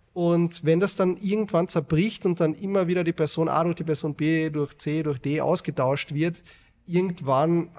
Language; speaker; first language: German; native; German